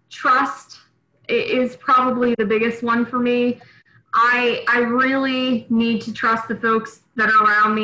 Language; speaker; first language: English; native; English